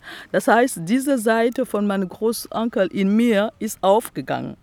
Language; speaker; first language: German; non-native, fluent; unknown